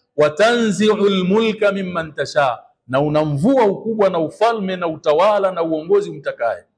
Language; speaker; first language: Swahili; native; Swahili